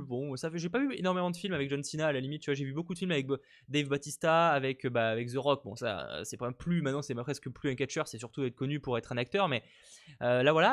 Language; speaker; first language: French; native; French